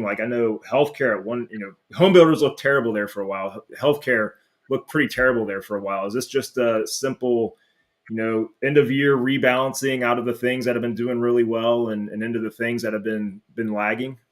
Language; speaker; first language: English; native; English